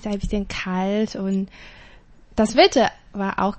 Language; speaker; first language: German; non-native, learner; Chinese